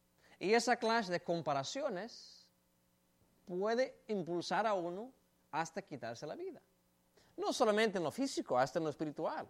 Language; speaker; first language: Spanish; native; Spanish